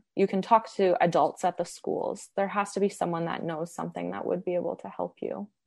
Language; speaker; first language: English; native; English